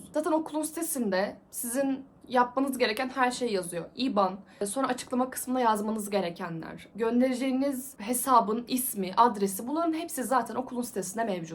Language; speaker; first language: Turkish; native; Turkish